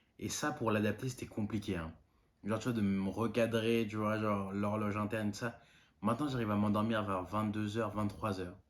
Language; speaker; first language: French; non-native, local second language; Malagasy